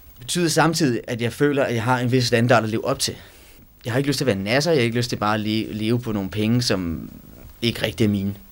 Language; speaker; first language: Danish; native; Danish